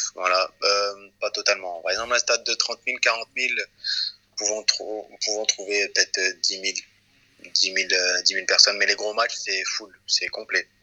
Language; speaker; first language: French; early bilingual, other home language; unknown